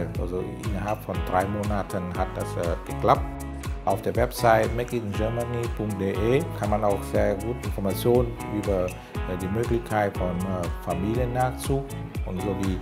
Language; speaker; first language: German; non-native, fluent; Vietnamese